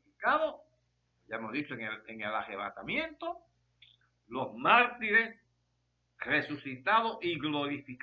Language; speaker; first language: Spanish; native; Spanish